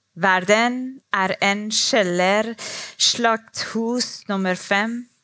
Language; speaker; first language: Norwegian; non-native, learner; Persian